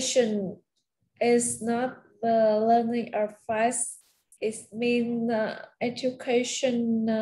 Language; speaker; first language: English; non-native, learner; Vietnamese